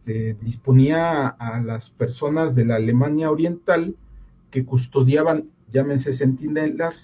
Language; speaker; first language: Spanish; native; Spanish